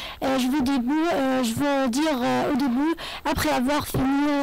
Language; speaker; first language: French; non-native, learner; Arabic